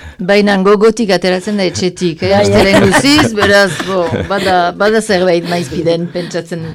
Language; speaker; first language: Basque; native; Basque